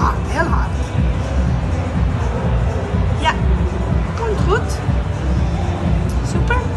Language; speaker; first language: Dutch; non-native, learner; Italian